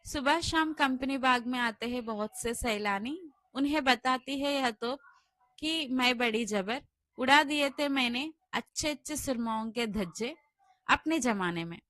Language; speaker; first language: Hindi; non-native, local second language; Telugu